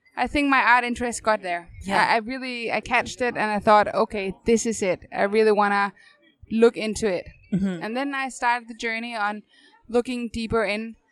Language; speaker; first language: English; non-native, fluent; Danish